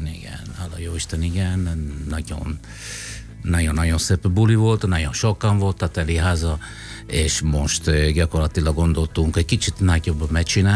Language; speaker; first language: Hungarian; non-native, fluent; Italian